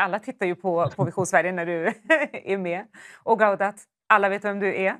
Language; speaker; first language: Swedish; native; Swedish